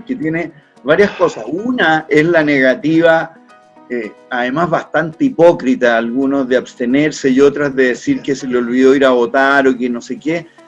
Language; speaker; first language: Spanish; native; Spanish